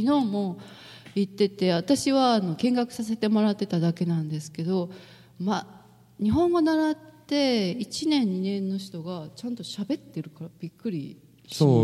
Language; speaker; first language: Japanese; native; Japanese